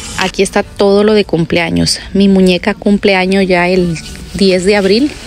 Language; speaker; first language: Spanish; native; Spanish